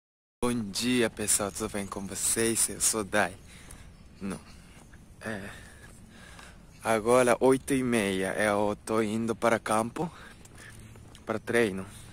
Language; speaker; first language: Portuguese; non-native, learner; Japanese